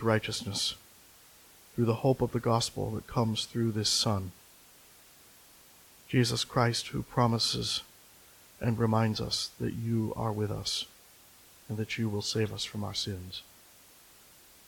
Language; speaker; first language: English; native; English